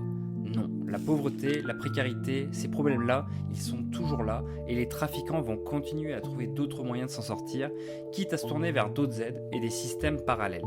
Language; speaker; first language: French; native; French